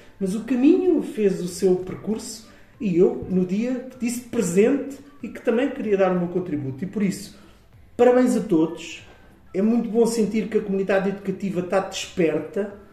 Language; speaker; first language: Portuguese; native; Portuguese